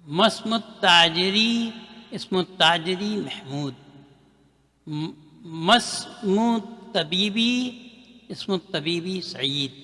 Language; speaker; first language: Arabic; non-native, learner; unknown